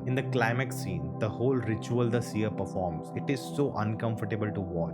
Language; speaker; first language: English; non-native, local second language; Hindi